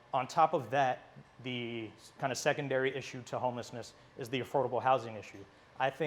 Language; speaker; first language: English; native; English